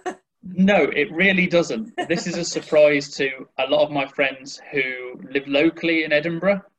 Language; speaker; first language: English; native; English